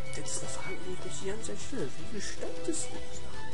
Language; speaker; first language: German; native; German